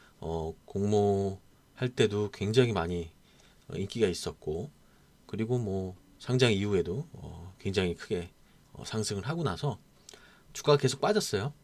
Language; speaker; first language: Korean; native; Korean